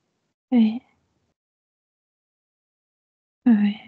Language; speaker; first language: French; non-native, fluent; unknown